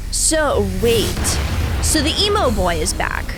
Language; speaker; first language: English; native; English